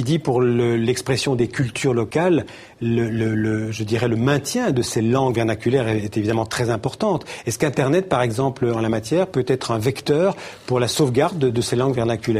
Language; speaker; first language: French; native; French